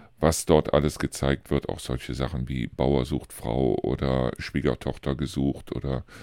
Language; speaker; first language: German; native; German